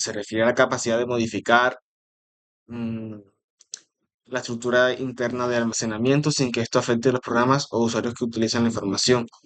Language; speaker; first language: Spanish; native; Spanish